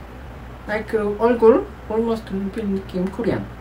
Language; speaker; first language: English; non-native, learner; Korean